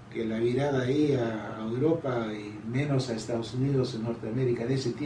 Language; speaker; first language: Spanish; non-native, fluent; English